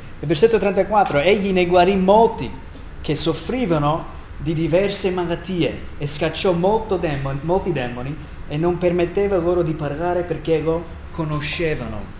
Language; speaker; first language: Italian; non-native, fluent; English